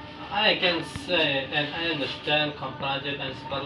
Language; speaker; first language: English; non-native, learner; Indonesian